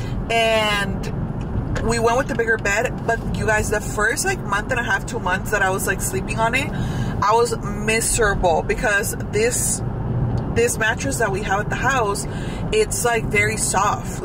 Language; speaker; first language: English; early bilingual, other home language; Spanish